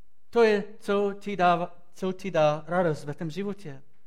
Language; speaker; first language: Czech; non-native, fluent; English